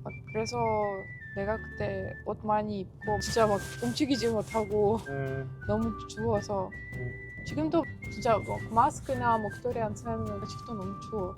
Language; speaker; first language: Korean; non-native, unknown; Ukrainian